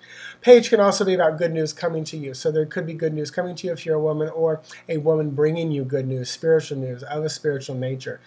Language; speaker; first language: English; native; English